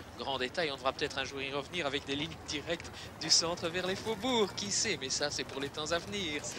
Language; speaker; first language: French; native; French